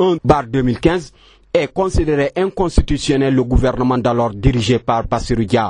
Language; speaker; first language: French; non-native, fluent; Portuguese